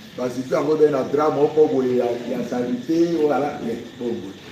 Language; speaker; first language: Lingala; native; Lingala